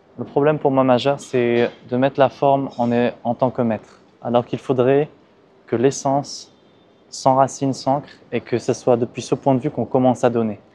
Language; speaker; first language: French; early bilingual, other home language; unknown